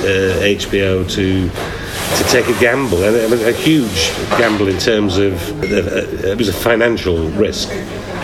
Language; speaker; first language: English; native; English